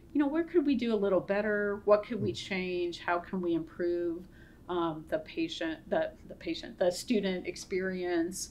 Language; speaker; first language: English; native; English